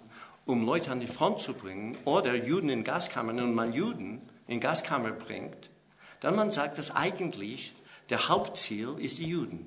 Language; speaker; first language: German; non-native, fluent; English